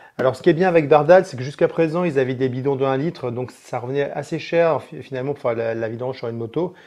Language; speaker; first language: French; native; French